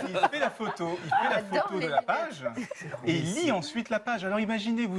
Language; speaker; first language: French; native; French